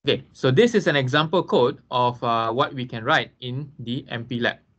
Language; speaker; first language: English; non-native, local second language; Malay